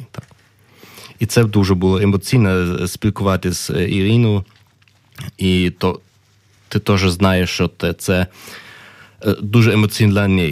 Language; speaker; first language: Ukrainian; non-native, learner; German